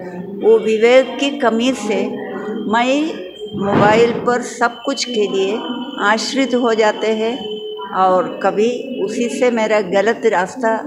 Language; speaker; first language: Hindi; non-native, local second language; Malayalam